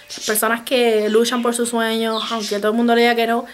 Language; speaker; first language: Spanish; native; Spanish